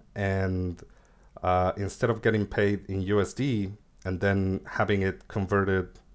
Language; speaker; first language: English; early bilingual, other home language; Spanish